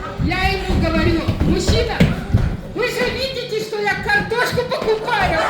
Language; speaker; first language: Russian; native; Russian